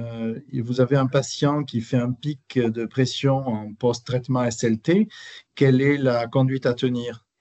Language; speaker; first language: French; native; French